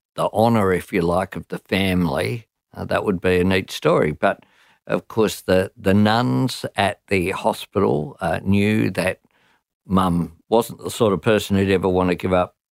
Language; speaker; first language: English; early bilingual, other home language; Italian